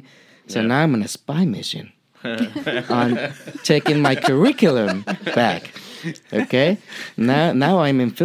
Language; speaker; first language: English; non-native, fluent; Spanish